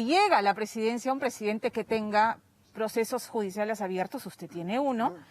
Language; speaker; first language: Spanish; native; Spanish